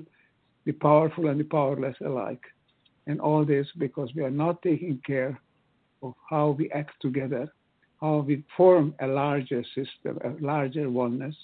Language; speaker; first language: English; non-native, fluent; Hungarian